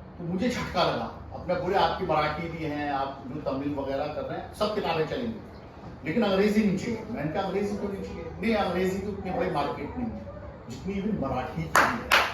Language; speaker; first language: Hindi; native; Hindi